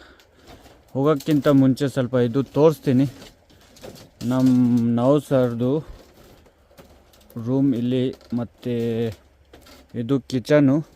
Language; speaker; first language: Kannada; non-native, fluent; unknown